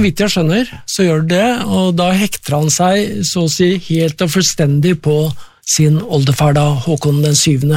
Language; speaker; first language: Norwegian; native; Norwegian